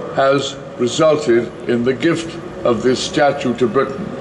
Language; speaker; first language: English; native; English